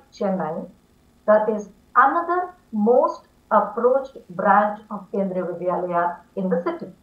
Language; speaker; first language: English; non-native, local second language; Tamil